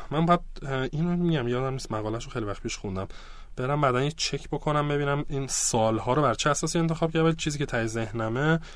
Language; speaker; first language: Persian; native; Persian